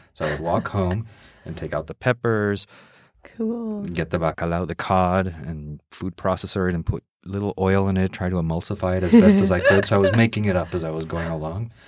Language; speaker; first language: English; early bilingual, heritage; English